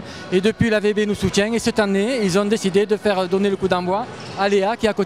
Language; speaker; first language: French; native; French